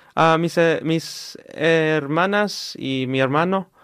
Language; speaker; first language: Spanish; early bilingual, heritage; Spanish